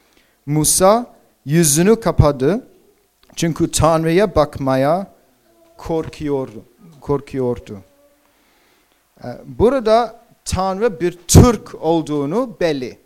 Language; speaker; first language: Turkish; non-native, fluent; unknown